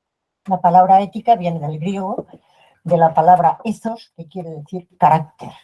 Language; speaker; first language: Spanish; native; Spanish